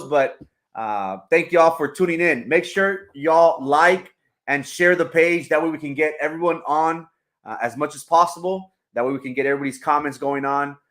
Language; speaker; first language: English; early bilingual, other home language; Spanish